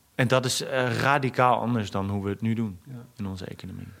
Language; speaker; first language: Dutch; native; Dutch